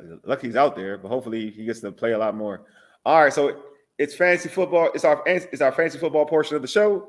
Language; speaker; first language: English; native; English